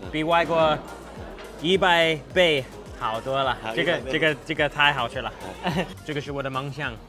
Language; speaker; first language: Chinese; non-native, fluent; English